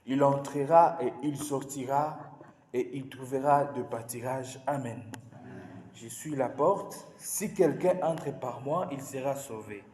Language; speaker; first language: French; non-native, local second language; Swahili